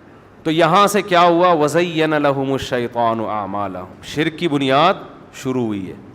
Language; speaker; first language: Urdu; native; Urdu